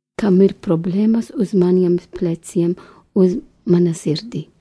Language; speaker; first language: Latvian; non-native, learner; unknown